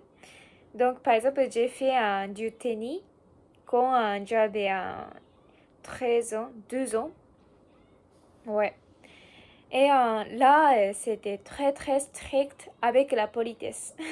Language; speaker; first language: French; non-native, learner; Japanese